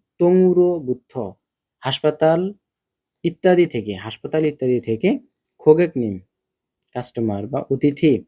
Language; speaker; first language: Bangla; native; Bangla